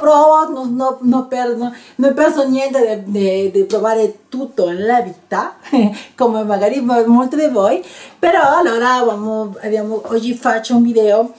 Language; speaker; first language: Italian; non-native, learner; Spanish